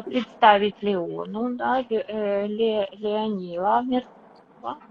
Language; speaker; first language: Russian; native; Russian